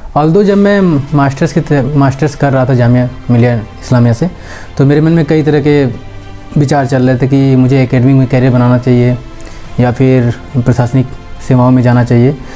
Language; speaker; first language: Hindi; native; Hindi